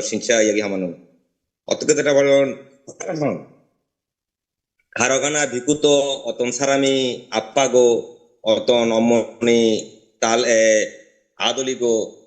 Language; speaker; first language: Korean; non-native, learner; Bangla